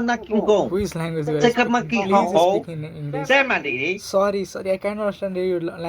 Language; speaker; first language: English; non-native, local second language; Nepali